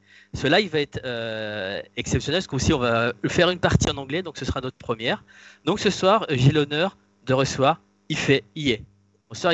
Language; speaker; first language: French; native; French